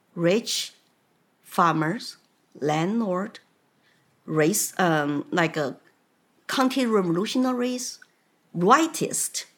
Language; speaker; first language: English; non-native, fluent; Chinese